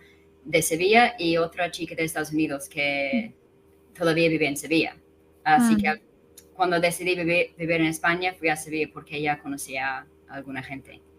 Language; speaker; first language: Spanish; non-native, fluent; English